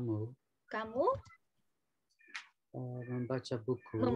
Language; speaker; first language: Indonesian; non-native, learner; Turkish